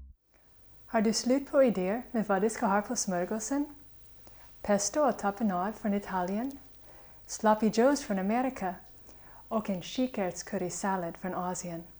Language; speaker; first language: Swedish; non-native, fluent; English